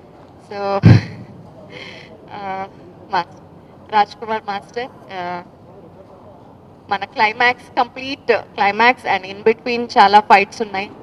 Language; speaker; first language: Telugu; non-native, fluent; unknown